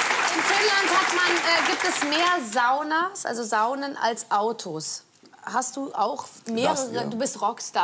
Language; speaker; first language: German; native; German